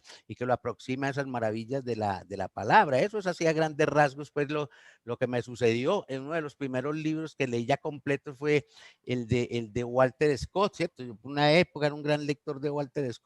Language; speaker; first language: Spanish; native; Spanish